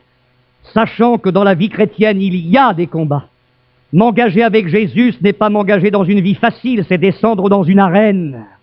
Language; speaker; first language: French; native; French